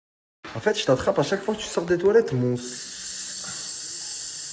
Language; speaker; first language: French; native; French